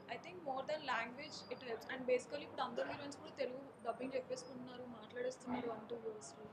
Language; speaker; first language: Telugu; non-native, local second language; Marathi